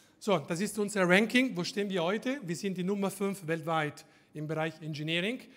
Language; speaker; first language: German; non-native, fluent; Italian